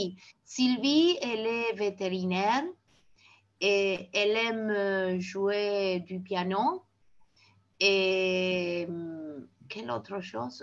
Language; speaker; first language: French; non-native, fluent; Spanish